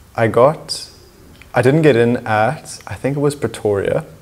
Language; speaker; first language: English; native; English